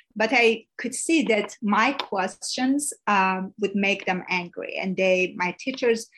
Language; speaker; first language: English; non-native, fluent; Persian